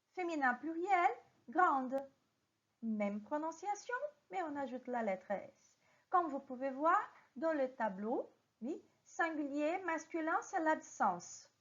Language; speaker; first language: French; non-native, fluent; Portuguese